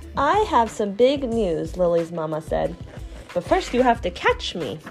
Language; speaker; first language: English; non-native, fluent; Chinese